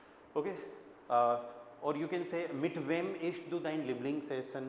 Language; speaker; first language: German; non-native, fluent; Hindi